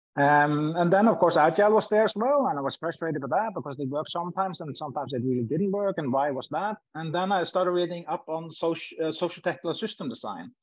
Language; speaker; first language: English; non-native, fluent; Norwegian